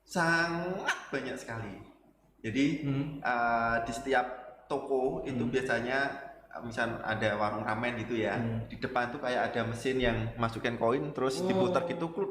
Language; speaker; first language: Indonesian; native; Indonesian